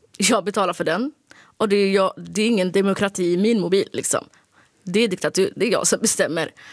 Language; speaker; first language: Swedish; early bilingual, other home language; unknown